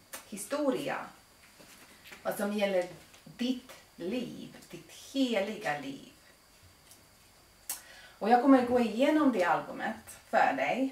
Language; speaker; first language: Swedish; non-native, fluent; Latvian